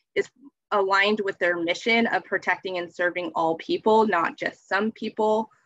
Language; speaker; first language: English; native; English